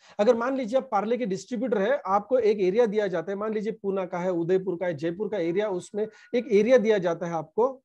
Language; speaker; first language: Hindi; non-native, local second language; Marathi